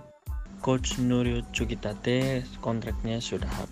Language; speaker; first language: Indonesian; non-native, local second language; Tetum